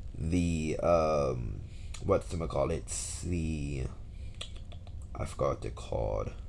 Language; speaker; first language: English; native; English